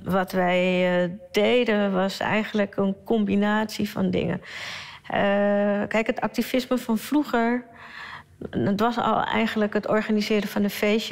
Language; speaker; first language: Dutch; early bilingual, other home language; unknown